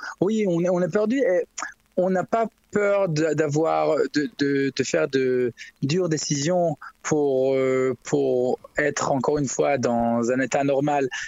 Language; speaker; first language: French; non-native, learner; Hebrew